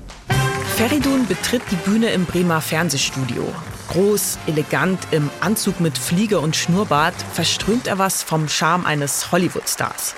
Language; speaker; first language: German; native; German